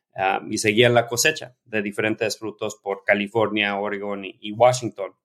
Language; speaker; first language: Spanish; early bilingual, heritage; Spanish